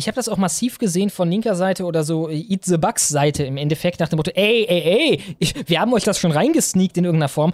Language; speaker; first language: German; native; German